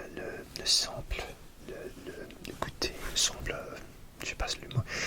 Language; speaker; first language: French; non-native, learner; English